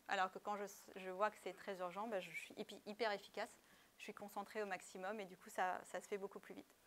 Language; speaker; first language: French; native; French